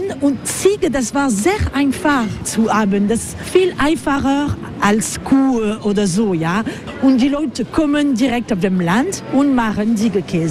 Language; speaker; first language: German; non-native, learner; French